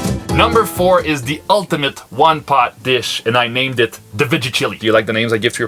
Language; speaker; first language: English; non-native, local second language; French